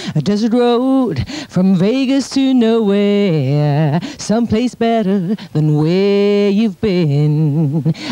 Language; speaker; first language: Italian; non-native, fluent; Filipino